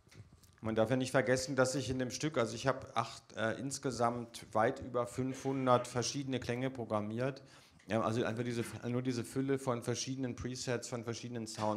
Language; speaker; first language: German; native; German